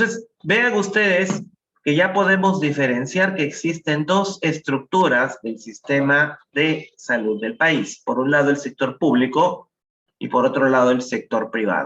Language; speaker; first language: Spanish; native; Spanish